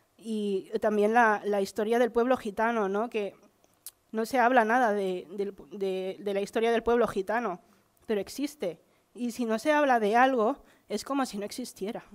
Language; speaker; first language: Spanish; early bilingual, other home language; Filipino